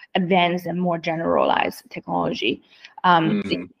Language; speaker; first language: English; non-native, fluent; Chinese